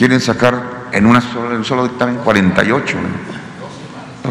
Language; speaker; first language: Spanish; native; Spanish